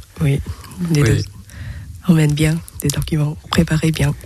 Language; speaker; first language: French; non-native, learner; Thai